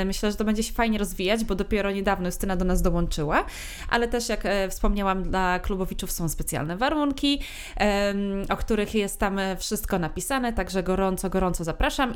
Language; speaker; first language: Polish; native; Polish